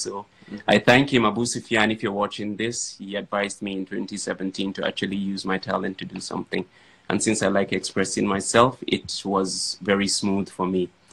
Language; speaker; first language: English; non-native, local second language; Fula